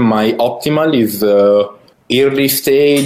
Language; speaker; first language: English; non-native, fluent; Italian